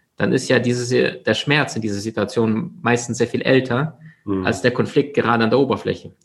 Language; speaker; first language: German; early bilingual, other home language; Russian